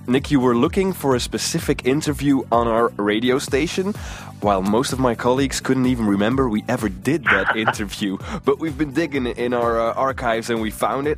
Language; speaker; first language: English; non-native, fluent; Dutch